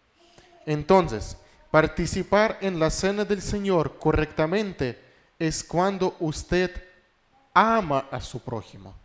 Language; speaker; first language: Spanish; non-native, fluent; Russian